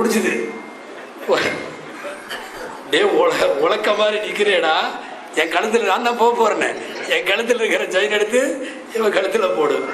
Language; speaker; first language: Tamil; native; Tamil